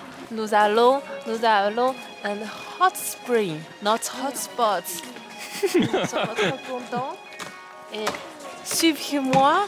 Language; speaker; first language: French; non-native, learner; Chinese